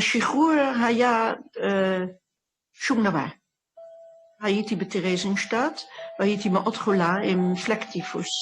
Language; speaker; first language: Hebrew; non-native, fluent; Dutch